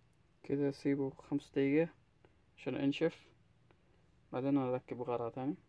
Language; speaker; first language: Arabic; non-native, learner; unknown